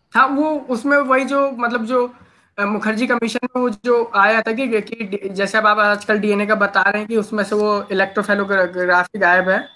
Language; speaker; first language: Hindi; native; Hindi